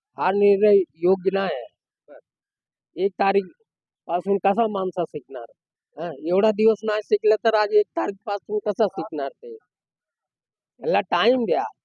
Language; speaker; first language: Marathi; non-native, local second language; Hindi